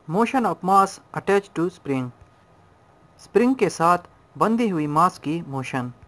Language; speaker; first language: Urdu; non-native, local second language; Pashto